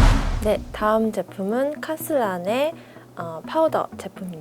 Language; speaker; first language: Korean; native; Korean